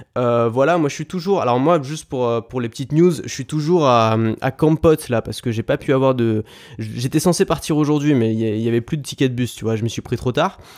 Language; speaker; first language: French; native; French